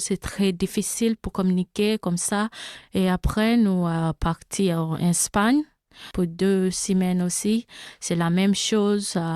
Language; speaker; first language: French; non-native, learner; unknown